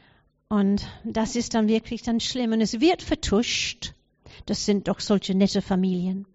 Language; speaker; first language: German; non-native, fluent; English